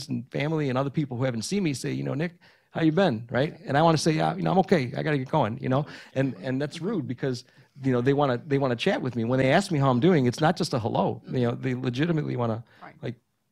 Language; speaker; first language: English; early bilingual, other home language; Greek